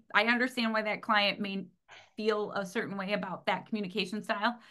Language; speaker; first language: English; native; English